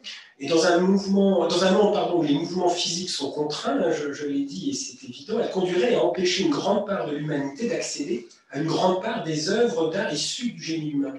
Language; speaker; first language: French; native; French